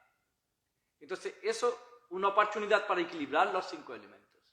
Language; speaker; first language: Spanish; non-native, learner; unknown